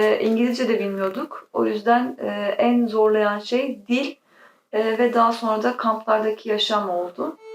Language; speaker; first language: Turkish; native; Turkish